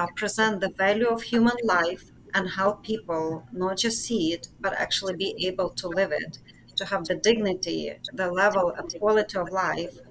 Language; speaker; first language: English; non-native, fluent; Ukrainian